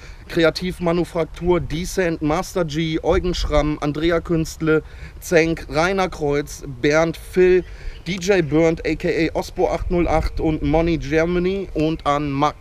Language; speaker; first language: German; native; German